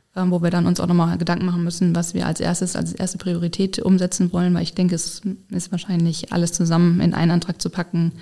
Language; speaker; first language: German; native; German